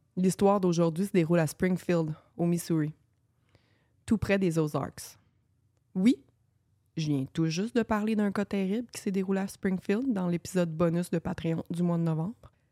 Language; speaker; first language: French; native; French